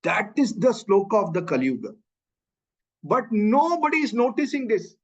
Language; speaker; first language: English; non-native, local second language; Malayalam